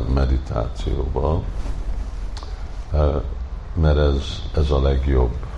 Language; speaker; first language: Hungarian; early bilingual, heritage; Hungarian